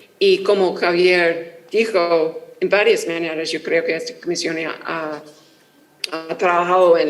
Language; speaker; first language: Spanish; non-native, fluent; English